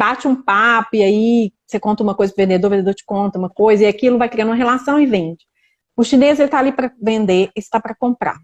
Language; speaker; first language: Portuguese; native; Portuguese